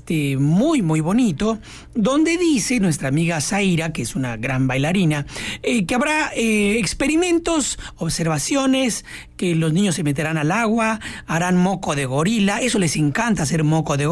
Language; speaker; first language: Spanish; native; Spanish